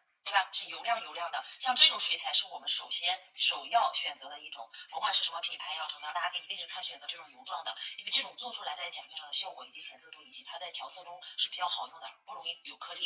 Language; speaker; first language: Chinese; native; Chinese